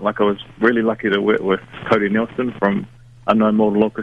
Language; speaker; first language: English; native; English